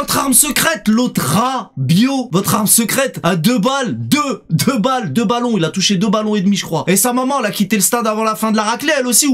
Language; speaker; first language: French; native; French